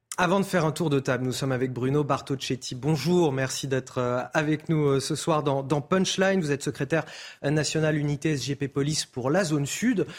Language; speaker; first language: French; native; French